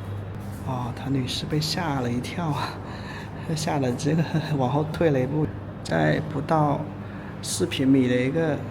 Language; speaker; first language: Chinese; native; Chinese